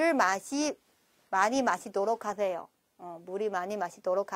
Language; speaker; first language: Korean; non-native, fluent; Chinese